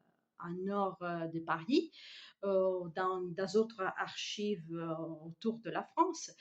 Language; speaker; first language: French; non-native, fluent; Italian